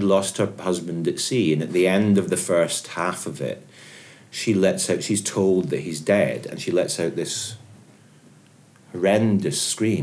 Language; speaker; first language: English; native; English